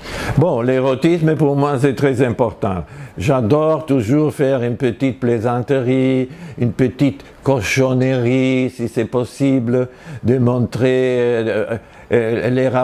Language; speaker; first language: French; non-native, fluent; Spanish